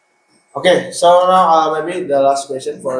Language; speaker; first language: English; non-native, learner; Indonesian